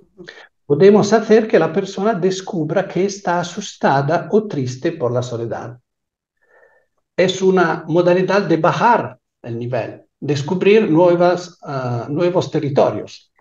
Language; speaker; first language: Spanish; non-native, fluent; Italian